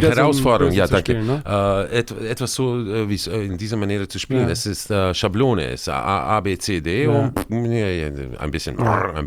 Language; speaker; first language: German; non-native, fluent; Croatian